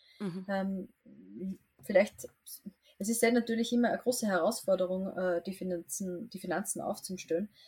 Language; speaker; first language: German; native; German